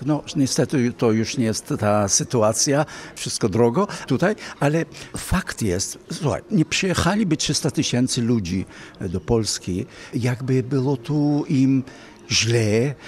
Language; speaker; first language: Polish; early bilingual, heritage; Polish